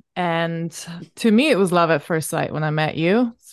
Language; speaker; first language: English; non-native, fluent; German